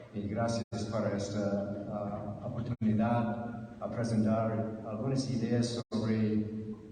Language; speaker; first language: Spanish; non-native, learner; English